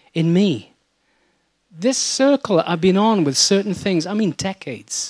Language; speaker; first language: English; native; English